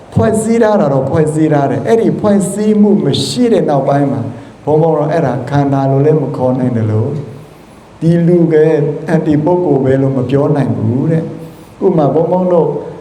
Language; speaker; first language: Burmese; non-native, local second language; Shan